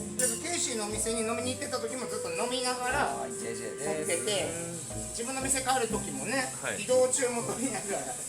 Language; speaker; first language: Japanese; native; Japanese